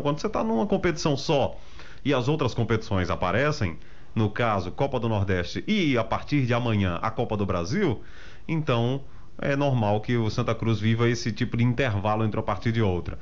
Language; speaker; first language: Portuguese; native; Portuguese